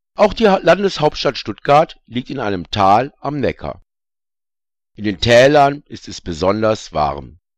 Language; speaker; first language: German; native; German